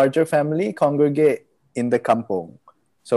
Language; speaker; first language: English; non-native, local second language; Malay